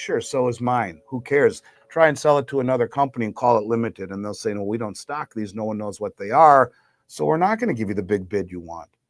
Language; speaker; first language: English; native; English